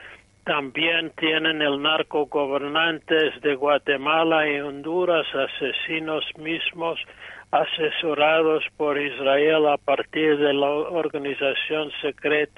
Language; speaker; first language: Spanish; non-native, fluent; English